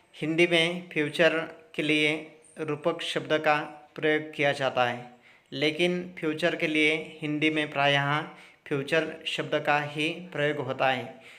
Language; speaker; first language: Hindi; non-native, local second language; Marathi